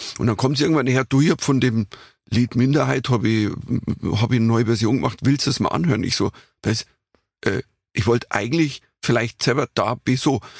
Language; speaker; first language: German; native; German